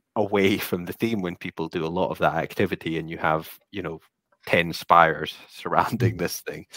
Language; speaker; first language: English; native; English